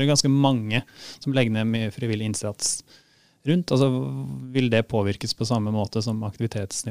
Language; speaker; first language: Norwegian; native; Norwegian